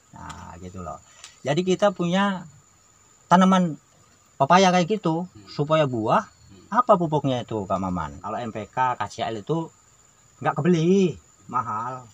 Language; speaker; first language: Indonesian; non-native, local second language; Javanese